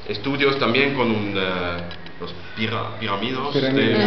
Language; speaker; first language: Spanish; non-native, learner; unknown